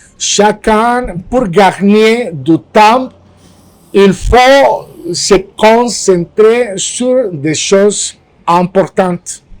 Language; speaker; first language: French; non-native, fluent; Spanish